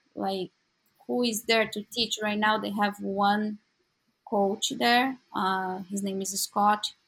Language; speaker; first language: English; non-native, learner; Portuguese